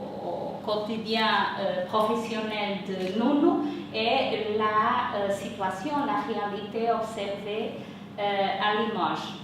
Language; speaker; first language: French; non-native, fluent; Portuguese